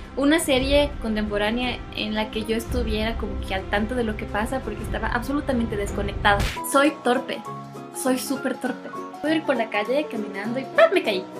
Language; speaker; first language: Spanish; native; Spanish